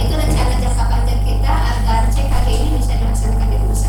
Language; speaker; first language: Indonesian; native; Indonesian